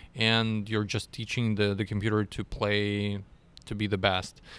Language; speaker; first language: English; non-native, fluent; Russian